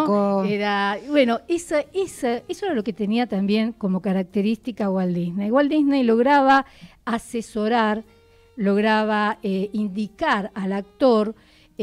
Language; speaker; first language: Spanish; native; Spanish